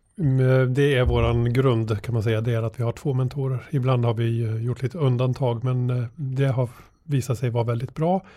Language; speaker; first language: Swedish; native; Swedish